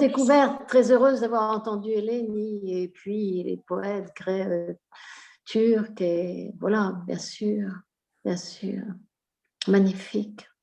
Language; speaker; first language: French; native; French